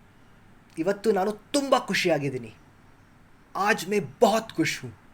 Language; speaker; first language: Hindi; non-native, local second language; Kannada